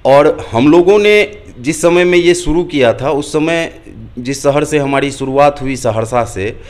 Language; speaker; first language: Hindi; native; Hindi